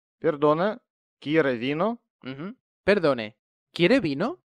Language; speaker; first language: Spanish; non-native, fluent; Russian